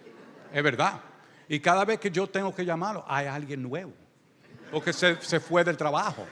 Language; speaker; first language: Spanish; early bilingual, heritage; Spanish